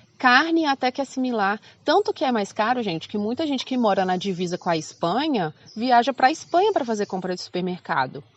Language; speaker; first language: Portuguese; native; Portuguese